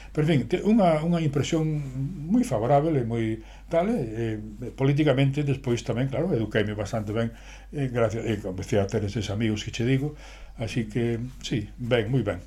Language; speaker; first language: Galician; non-native, local second language; Spanish